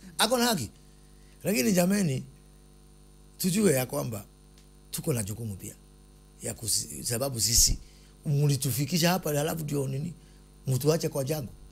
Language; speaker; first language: Swahili; non-native, local second language; Kikuyu